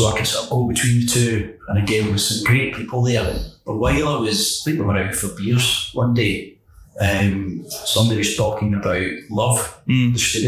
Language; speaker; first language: English; native; English